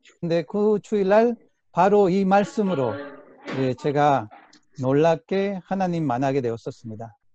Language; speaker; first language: Korean; non-native, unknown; Spanish